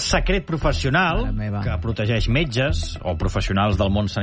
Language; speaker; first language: Catalan; native; Catalan